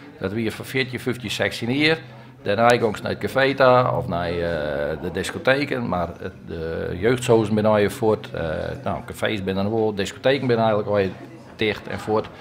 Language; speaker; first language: Dutch; non-native, local second language; Western Frisian